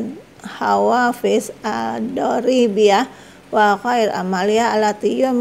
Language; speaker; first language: Arabic; non-native, fluent; Indonesian